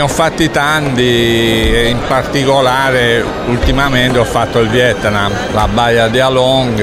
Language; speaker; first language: Italian; native; Italian